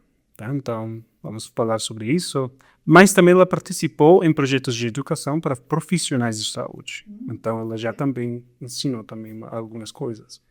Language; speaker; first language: Portuguese; non-native, fluent; Spanish